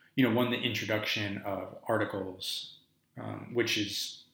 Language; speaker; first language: English; native; English